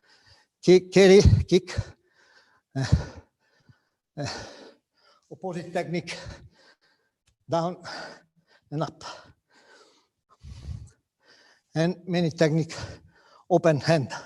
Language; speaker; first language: English; non-native, learner; Italian